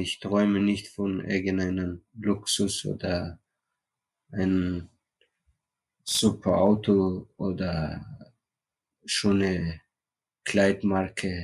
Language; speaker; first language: German; non-native, learner; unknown